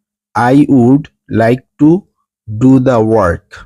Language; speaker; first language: English; non-native, fluent; Bangla